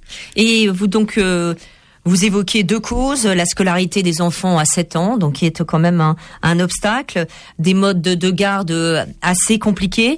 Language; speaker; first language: French; native; French